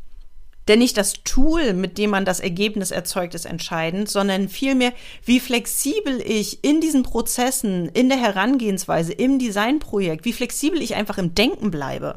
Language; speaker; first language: German; native; German